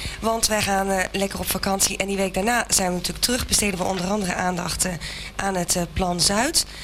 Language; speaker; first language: Dutch; native; Dutch